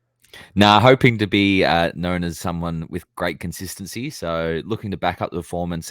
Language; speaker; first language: English; native; English